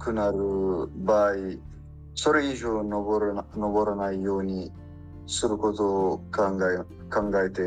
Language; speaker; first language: Japanese; non-native, learner; Arabic